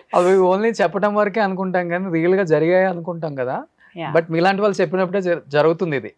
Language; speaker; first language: Telugu; native; Telugu